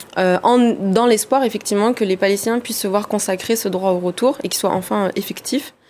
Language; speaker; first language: French; early bilingual, other home language; Arabic